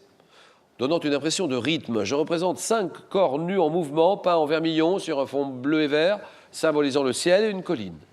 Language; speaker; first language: French; native; French